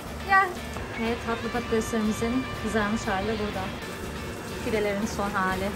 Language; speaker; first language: Turkish; native; Turkish